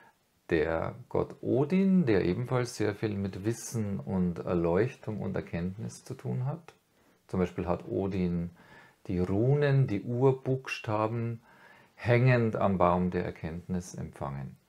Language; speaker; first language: German; native; German